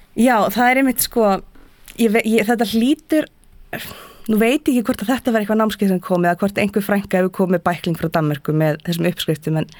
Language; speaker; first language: Icelandic; native; Icelandic